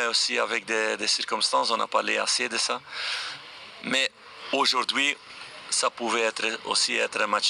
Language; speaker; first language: French; non-native, fluent; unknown